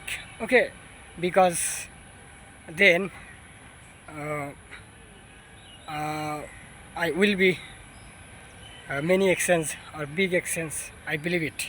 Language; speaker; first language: English; non-native, learner; Bangla